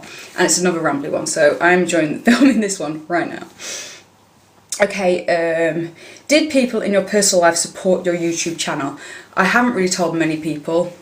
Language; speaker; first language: English; native; English